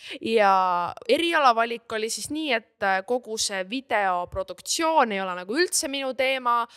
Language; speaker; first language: Estonian; native; Estonian